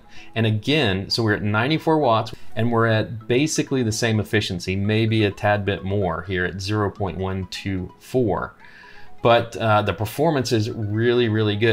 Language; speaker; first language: English; native; English